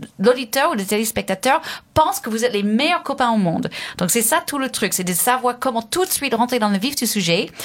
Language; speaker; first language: French; non-native, fluent; English